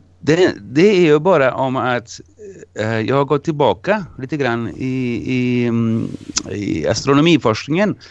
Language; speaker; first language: Swedish; non-native, fluent; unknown